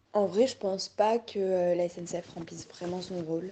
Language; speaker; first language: French; native; French